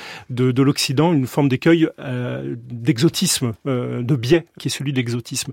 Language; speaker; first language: French; native; French